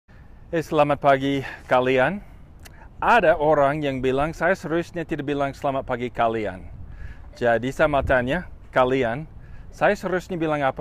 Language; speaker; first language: Indonesian; non-native, fluent; English